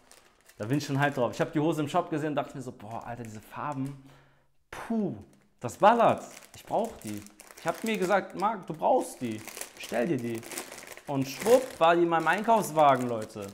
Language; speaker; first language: German; native; German